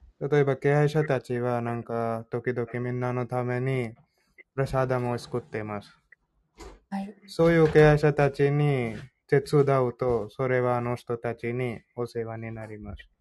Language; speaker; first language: Japanese; non-native, fluent; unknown